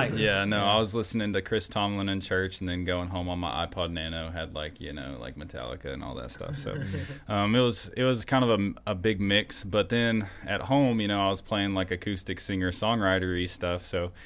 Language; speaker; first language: English; native; English